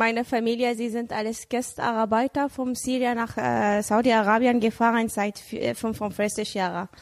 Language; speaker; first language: German; non-native, learner; Arabic